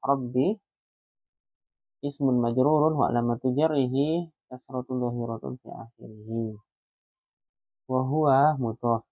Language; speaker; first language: Arabic; non-native, learner; Indonesian